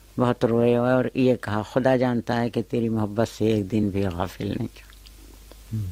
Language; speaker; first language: Urdu; native; Urdu